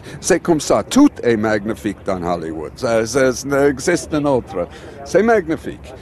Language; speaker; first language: French; non-native, learner; English